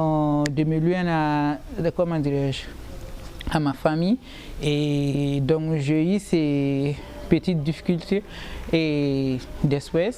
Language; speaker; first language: French; non-native, local second language; Bambara